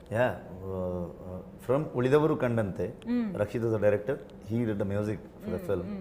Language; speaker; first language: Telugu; non-native, learner; Kannada